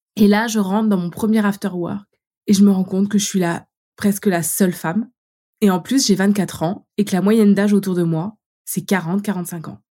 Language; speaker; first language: French; native; French